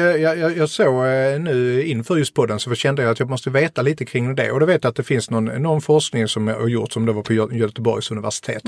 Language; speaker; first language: Swedish; native; Swedish